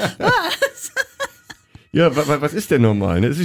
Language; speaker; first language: German; native; German